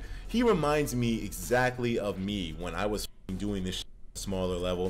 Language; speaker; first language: English; native; English